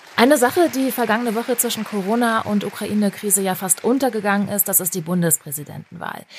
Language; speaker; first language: German; native; German